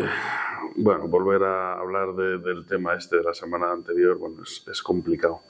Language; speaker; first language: Spanish; native; Spanish